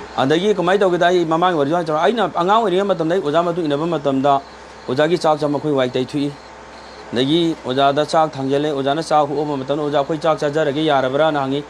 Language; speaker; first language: Manipuri; native; Manipuri